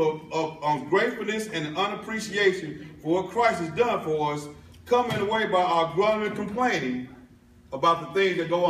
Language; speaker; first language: English; native; English